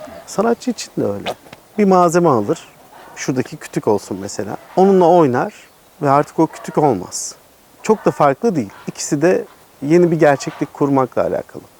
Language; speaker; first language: Turkish; native; Turkish